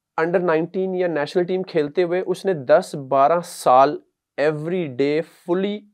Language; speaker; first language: Urdu; native; Urdu